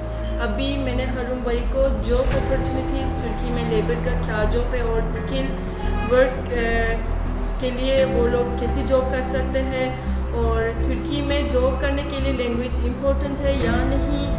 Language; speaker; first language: Hindi; non-native, learner; Turkish